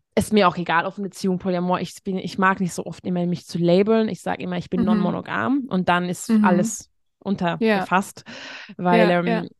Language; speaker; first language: German; non-native, fluent; Hungarian